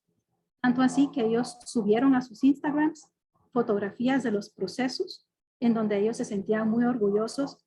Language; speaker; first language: Spanish; native; Spanish